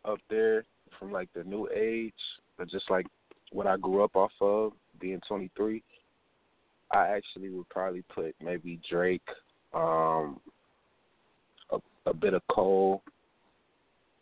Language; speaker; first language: English; native; English